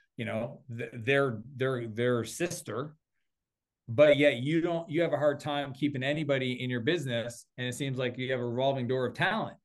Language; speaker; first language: English; native; English